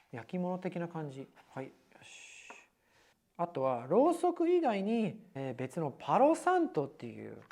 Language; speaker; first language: Japanese; non-native, fluent; English